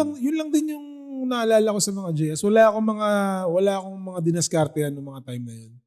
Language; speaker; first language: Filipino; native; Filipino